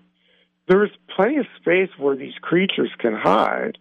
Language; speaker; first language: English; native; English